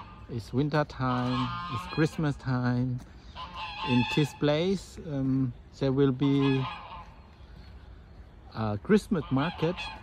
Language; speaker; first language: English; non-native, learner; Vietnamese